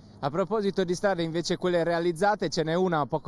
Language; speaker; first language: Italian; native; Italian